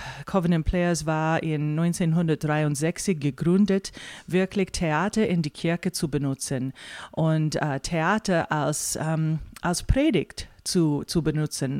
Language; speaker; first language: German; non-native, fluent; English